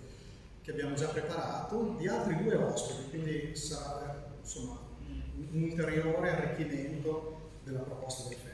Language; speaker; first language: Italian; native; Italian